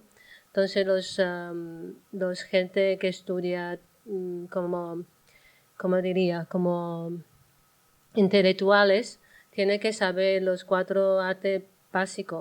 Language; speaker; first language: Spanish; non-native, learner; Chinese